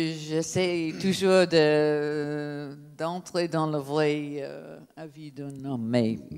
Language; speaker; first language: French; non-native, fluent; English